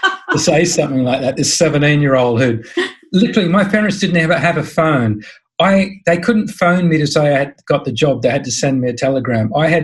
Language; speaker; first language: English; native; English